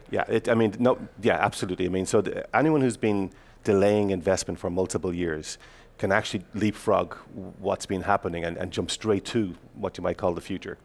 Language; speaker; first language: English; native; English